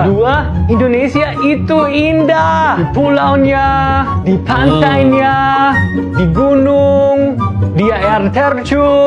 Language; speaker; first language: Indonesian; non-native, fluent; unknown